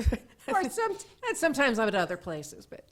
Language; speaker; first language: English; native; English